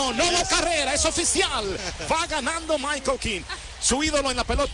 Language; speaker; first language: Spanish; native; Spanish